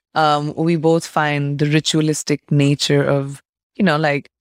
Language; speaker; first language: English; non-native, local second language; Hindi